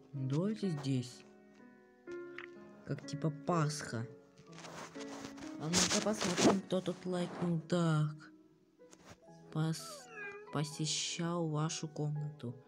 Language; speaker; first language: Russian; native; Russian